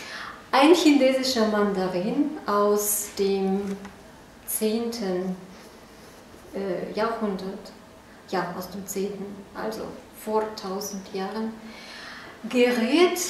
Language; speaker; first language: German; non-native, fluent; Russian